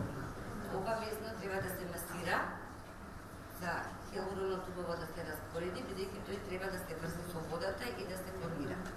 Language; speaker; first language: Macedonian; native; Macedonian